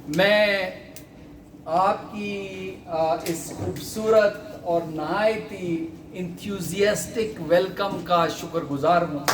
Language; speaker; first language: Urdu; non-native, local second language; Punjabi